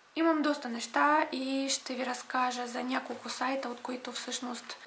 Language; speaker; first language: Bulgarian; non-native, fluent; Russian